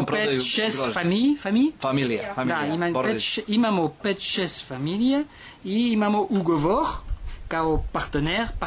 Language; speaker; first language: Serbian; non-native, learner; French